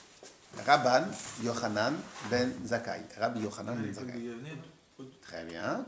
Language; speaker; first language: French; native; French